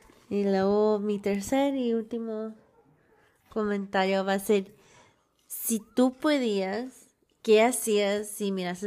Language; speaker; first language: Spanish; non-native, learner; English